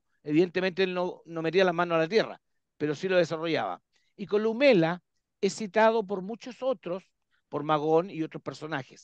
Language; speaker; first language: Spanish; native; Spanish